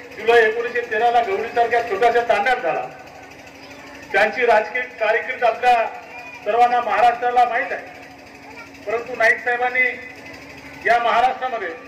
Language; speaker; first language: Marathi; non-native, local second language; Lambadi